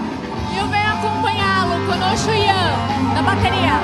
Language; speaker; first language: Italian; non-native, learner; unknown